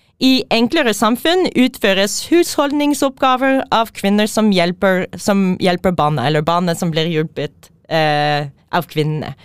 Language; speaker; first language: Norwegian; non-native, fluent; French